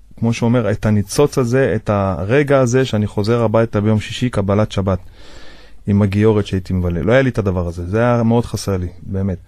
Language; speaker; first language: Hebrew; native; Hebrew